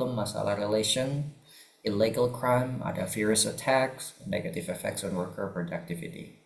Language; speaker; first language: English; non-native, fluent; Indonesian